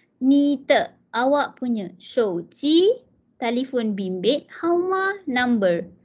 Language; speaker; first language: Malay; native; Malay